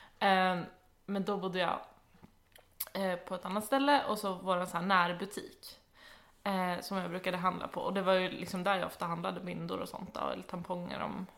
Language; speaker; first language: Swedish; native; Swedish